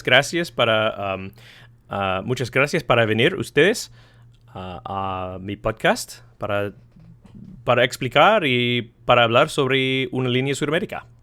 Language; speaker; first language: Spanish; non-native, learner; English